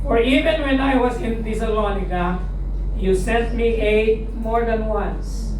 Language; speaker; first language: English; non-native, local second language; Filipino